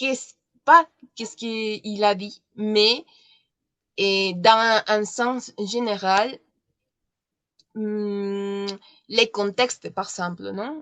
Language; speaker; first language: French; non-native, learner; Spanish